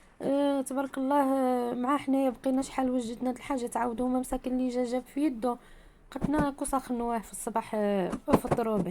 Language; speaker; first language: Arabic; native; Arabic